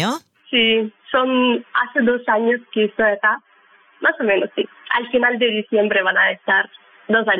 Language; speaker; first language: Spanish; non-native, learner; Russian